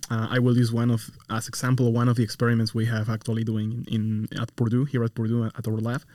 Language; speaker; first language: English; non-native, fluent; Spanish